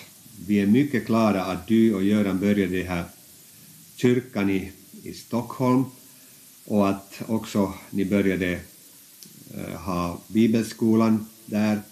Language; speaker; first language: Swedish; non-native, fluent; Finnish